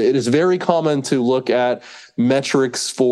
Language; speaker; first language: English; native; English